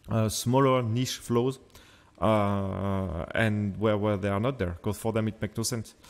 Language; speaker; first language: English; non-native, fluent; French